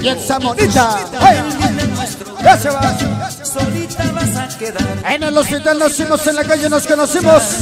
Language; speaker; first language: Spanish; native; Spanish